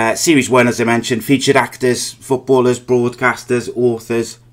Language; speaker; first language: English; native; English